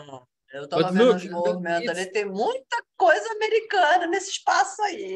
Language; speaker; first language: Portuguese; native; Portuguese